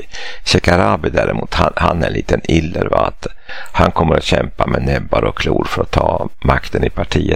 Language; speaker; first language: Swedish; native; Swedish